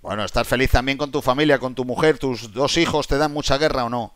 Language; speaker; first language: Spanish; native; Spanish